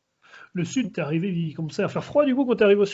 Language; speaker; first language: French; native; French